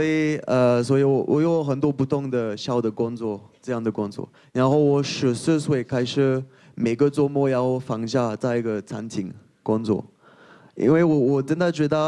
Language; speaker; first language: Chinese; non-native, fluent; French